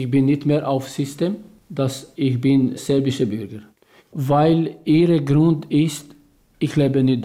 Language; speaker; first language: German; non-native, learner; Albanian